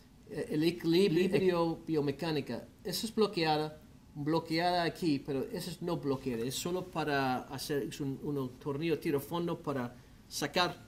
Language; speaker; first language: Spanish; non-native, learner; English